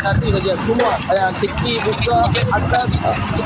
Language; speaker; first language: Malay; non-native, learner; Rohingya